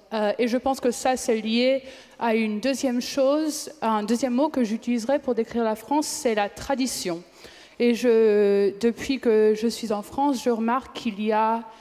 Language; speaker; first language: French; non-native, fluent; English